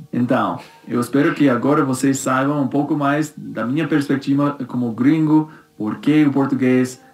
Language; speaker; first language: Portuguese; non-native, fluent; English